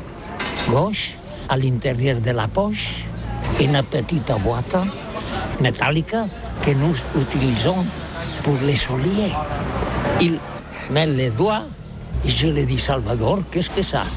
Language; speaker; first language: French; non-native, learner; Catalan